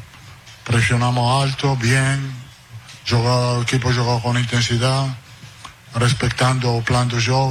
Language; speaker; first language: Portuguese; non-native, fluent; Italian